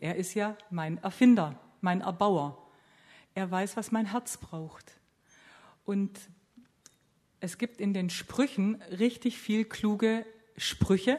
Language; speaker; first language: German; native; German